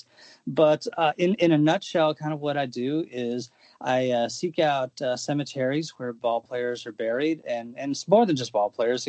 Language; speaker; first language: English; native; English